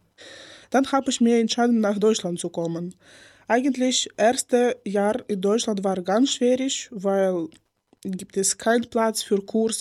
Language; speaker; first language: German; non-native, learner; Ukrainian